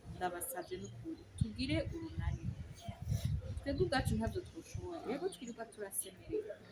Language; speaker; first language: Rundi; native; Rundi